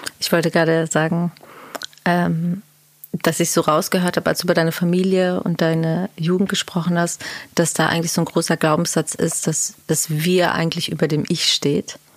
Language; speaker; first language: German; early bilingual, other home language; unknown